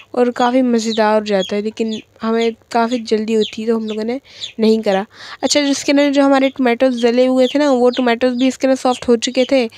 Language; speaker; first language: Urdu; native; Urdu